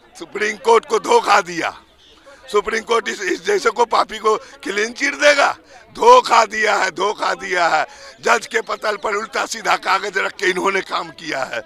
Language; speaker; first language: Hindi; native; Hindi